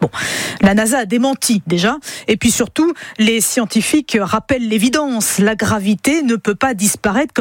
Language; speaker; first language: French; native; French